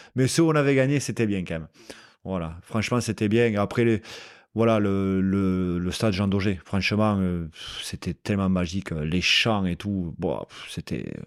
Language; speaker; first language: French; native; French